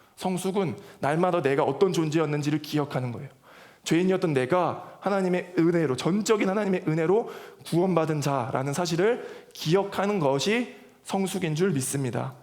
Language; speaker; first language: Korean; native; Korean